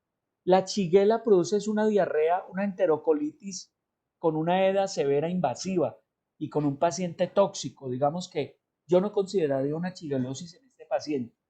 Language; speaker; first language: Spanish; native; Spanish